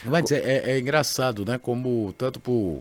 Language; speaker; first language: Portuguese; native; Portuguese